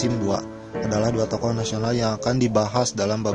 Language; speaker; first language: Indonesian; native; Indonesian